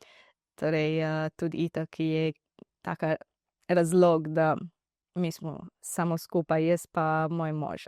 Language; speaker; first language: Slovenian; non-native, learner; Divehi